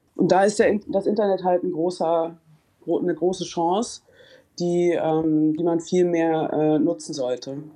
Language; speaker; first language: German; native; German